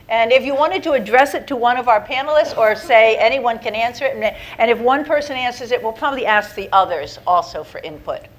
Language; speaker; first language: English; native; English